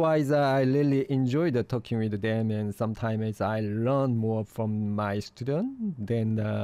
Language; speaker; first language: English; non-native, learner; Korean